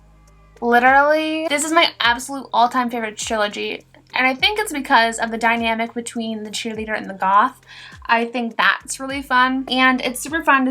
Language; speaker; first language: English; native; English